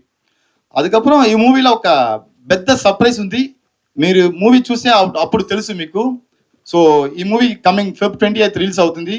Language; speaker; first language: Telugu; non-native, fluent; Tamil